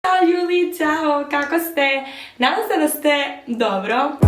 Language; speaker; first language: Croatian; early bilingual, heritage; Spanish